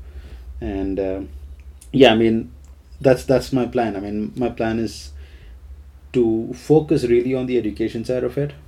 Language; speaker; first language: English; non-native, local second language; Gujarati